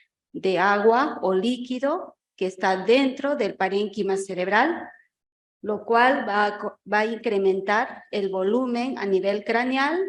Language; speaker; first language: Spanish; native; Spanish